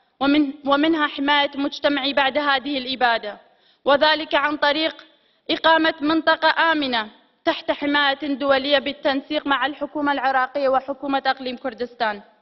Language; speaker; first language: Arabic; non-native, local second language; Kurdish